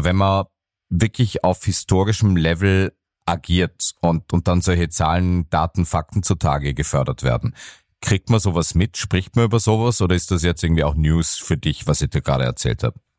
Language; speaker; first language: German; native; German